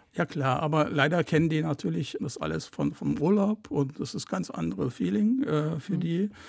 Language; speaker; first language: German; early bilingual, other home language; Turkish